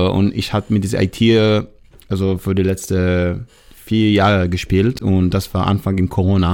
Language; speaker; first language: German; non-native, learner; Hebrew